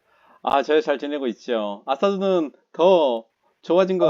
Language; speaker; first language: Korean; native; Korean